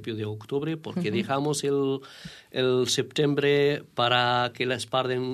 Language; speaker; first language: Spanish; non-native, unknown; Arabic